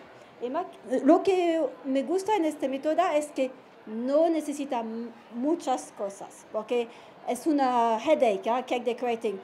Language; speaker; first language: Spanish; non-native, learner; French